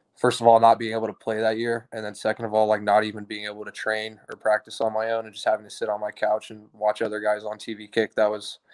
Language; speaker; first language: English; native; English